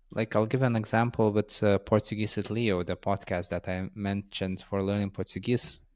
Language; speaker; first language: English; non-native, fluent; Lithuanian